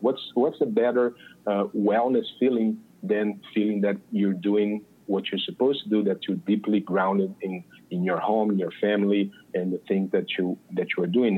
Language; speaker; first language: English; non-native, fluent; Portuguese